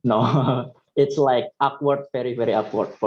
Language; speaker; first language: English; non-native, learner; Indonesian